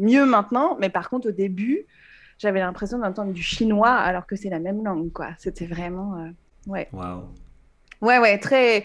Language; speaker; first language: French; native; French